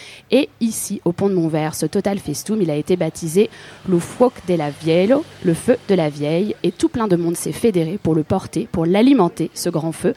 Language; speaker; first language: French; native; French